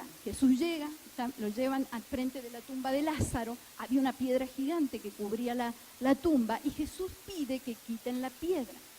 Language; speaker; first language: Spanish; native; Spanish